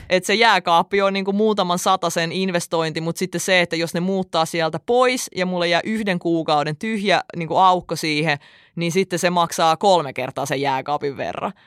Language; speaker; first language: Finnish; early bilingual, other home language; Russian